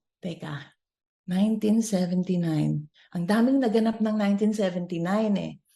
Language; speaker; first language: Filipino; native; Filipino